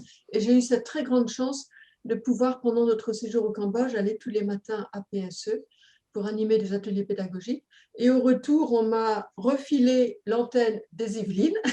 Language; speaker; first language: French; native; French